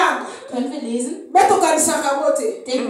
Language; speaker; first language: German; non-native, fluent; Lingala